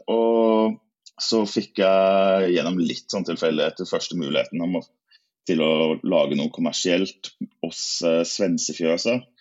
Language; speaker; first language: Norwegian; native; Norwegian